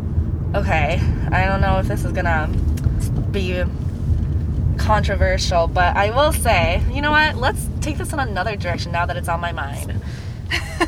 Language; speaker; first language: English; native; English